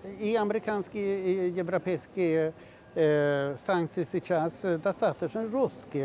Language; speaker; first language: Russian; non-native, fluent; Swedish